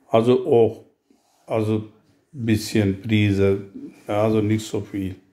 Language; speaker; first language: German; non-native, learner; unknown